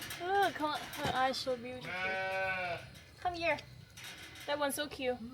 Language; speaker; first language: English; non-native, learner; Thai